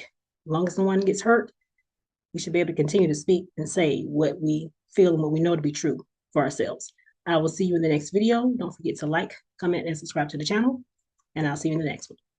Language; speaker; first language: English; native; English